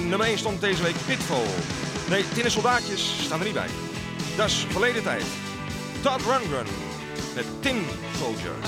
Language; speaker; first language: Dutch; native; Dutch